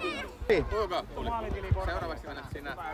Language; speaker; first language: Finnish; native; Finnish